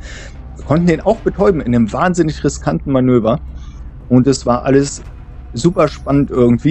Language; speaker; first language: German; native; German